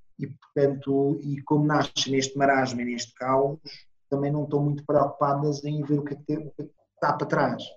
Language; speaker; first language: Portuguese; non-native, fluent; Italian